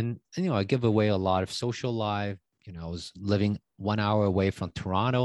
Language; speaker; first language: English; non-native, fluent; Chinese